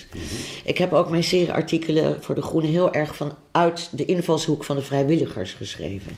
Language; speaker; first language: Dutch; native; Dutch